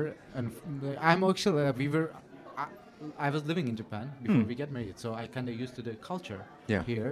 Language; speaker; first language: English; non-native, fluent; Turkish